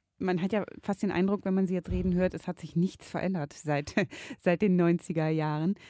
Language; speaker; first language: German; native; German